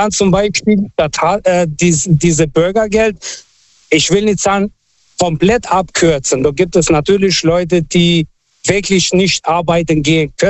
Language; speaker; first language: German; non-native, fluent; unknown